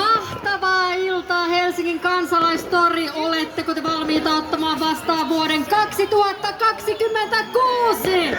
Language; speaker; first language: Finnish; native; Finnish